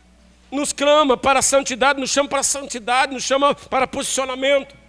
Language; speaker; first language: Portuguese; native; Portuguese